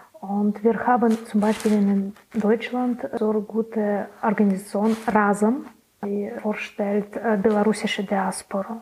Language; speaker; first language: German; non-native, learner; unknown